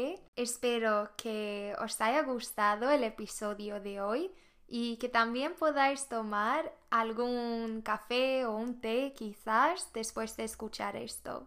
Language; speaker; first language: Spanish; non-native, fluent; Swedish